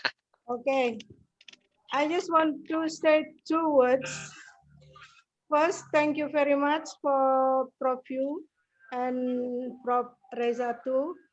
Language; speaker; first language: English; non-native, learner; Indonesian